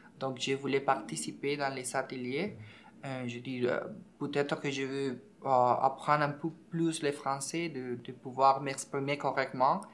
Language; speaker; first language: French; non-native, learner; Spanish